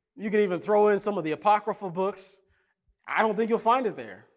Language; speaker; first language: English; early bilingual, other home language; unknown